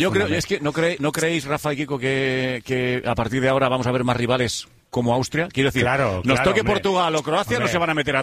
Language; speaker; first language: Spanish; native; Spanish